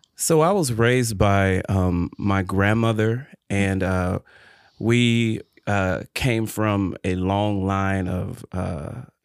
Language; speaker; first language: English; native; English